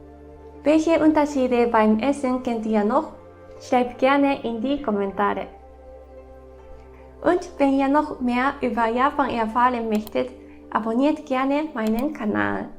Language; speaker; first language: German; non-native, fluent; Japanese